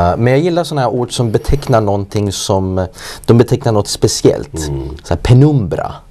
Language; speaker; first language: Swedish; early bilingual, other home language; Persian